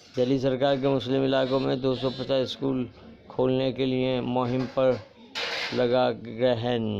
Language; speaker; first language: Urdu; native; Urdu